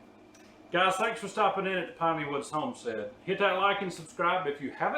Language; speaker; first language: English; native; English